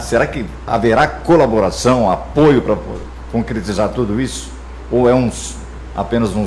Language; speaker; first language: Portuguese; native; Portuguese